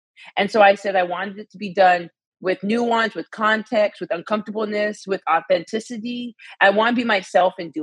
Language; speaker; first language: English; native; English